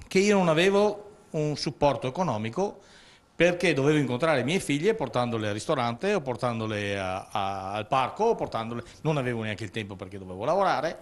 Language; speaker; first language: Italian; native; Italian